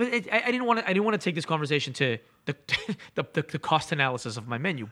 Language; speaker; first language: English; native; English